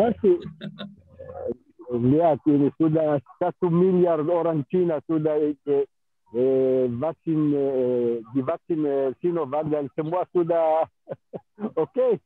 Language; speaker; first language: Indonesian; non-native, fluent; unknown